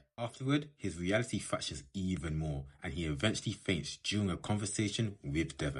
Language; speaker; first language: English; native; English